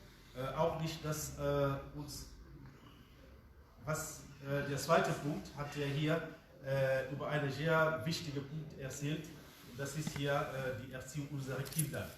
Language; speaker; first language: German; non-native, fluent; Fula